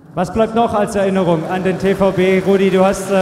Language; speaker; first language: German; native; German